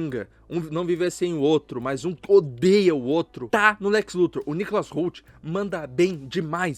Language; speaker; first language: Portuguese; native; Portuguese